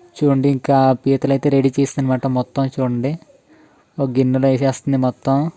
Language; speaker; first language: Telugu; non-native, local second language; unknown